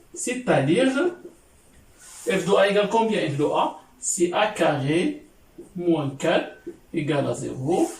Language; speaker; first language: French; non-native, local second language; Arabic